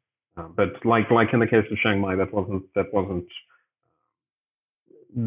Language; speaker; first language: English; native; English